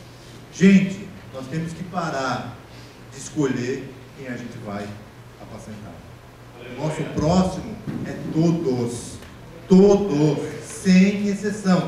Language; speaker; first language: Portuguese; native; Portuguese